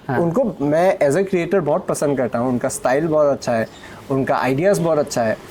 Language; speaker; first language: Hindi; non-native, local second language; Assamese